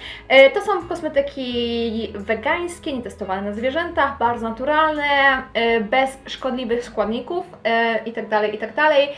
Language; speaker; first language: Polish; native; Polish